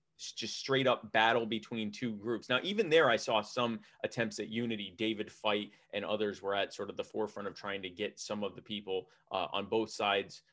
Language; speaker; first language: English; native; English